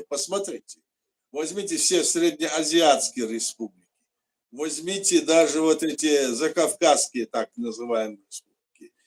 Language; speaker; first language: Russian; non-native, local second language; Chechen